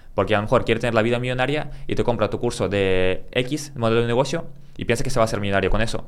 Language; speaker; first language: Spanish; early bilingual, other home language; Russian